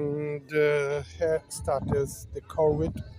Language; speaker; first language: English; non-native, local second language; Urdu